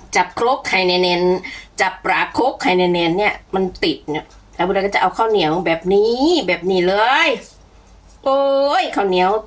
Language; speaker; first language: Thai; non-native, local second language; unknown